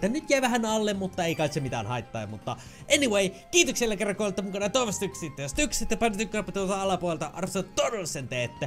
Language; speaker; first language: Finnish; native; Finnish